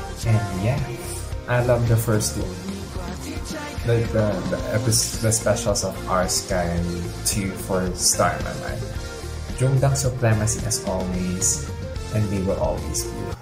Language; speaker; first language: English; non-native, local second language; Filipino